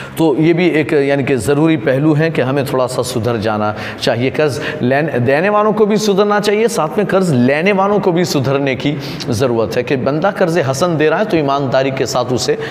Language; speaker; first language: Urdu; non-native, local second language; Gujarati